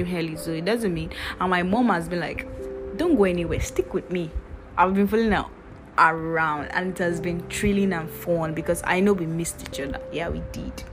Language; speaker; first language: English; non-native, local second language; Yoruba